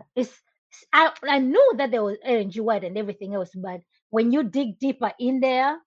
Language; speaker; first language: English; non-native, local second language; Nyanja